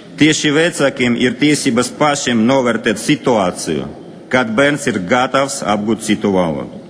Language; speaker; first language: Latvian; non-native, local second language; Russian